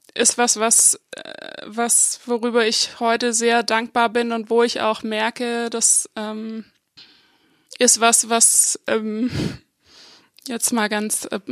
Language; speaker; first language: German; native; German